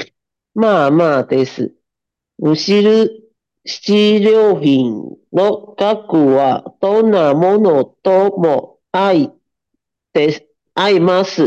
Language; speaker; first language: Japanese; non-native, learner; Chinese